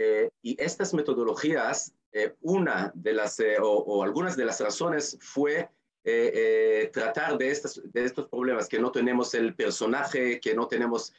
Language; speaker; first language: Spanish; non-native, fluent; Hebrew